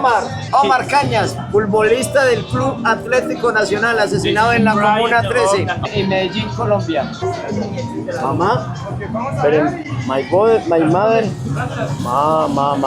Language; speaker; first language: Spanish; native; Spanish